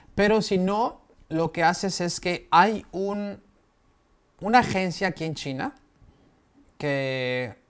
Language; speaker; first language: Spanish; native; Spanish